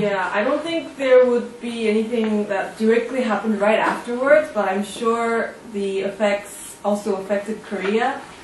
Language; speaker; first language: English; non-native, fluent; Korean